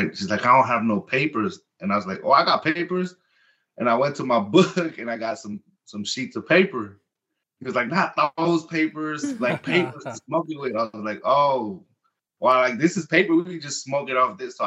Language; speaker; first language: English; early bilingual, other home language; Spanish